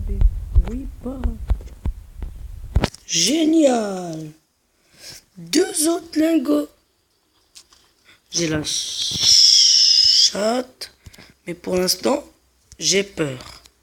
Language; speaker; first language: French; non-native, local second language; Arabic